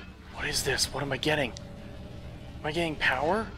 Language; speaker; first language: English; native; English